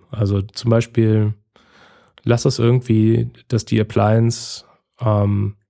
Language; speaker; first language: German; native; German